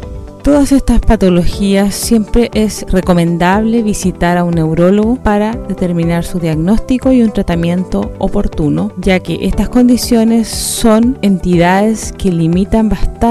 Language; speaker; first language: Spanish; native; Spanish